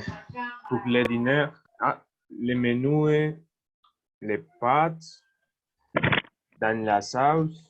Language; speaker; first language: French; non-native, learner; Spanish